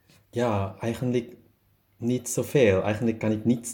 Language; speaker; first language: Dutch; non-native, learner; German